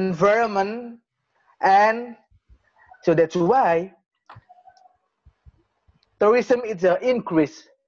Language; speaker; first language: English; non-native, learner; Indonesian